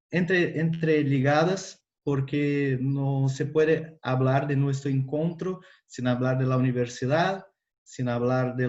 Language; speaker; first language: Spanish; non-native, fluent; Portuguese